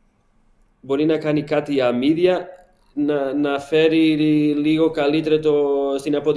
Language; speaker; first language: Greek; non-native, learner; Portuguese